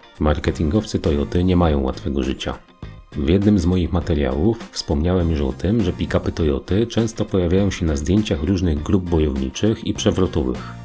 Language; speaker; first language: Polish; native; Polish